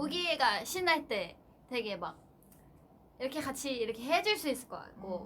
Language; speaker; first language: Korean; non-native, fluent; Thai